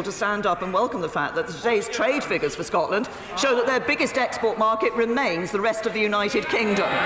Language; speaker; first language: English; native; English